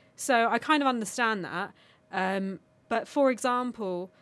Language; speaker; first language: English; non-native, local second language; Armenian